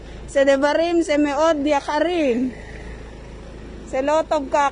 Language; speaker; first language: Hebrew; non-native, learner; Filipino